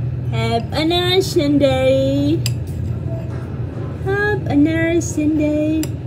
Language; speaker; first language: English; non-native, learner; Vietnamese